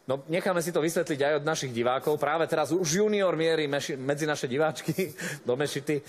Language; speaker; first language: Slovak; native; Slovak